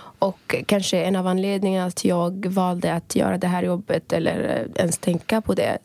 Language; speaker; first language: Swedish; non-native, fluent; Arabic